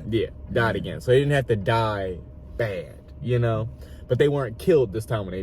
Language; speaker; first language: English; native; English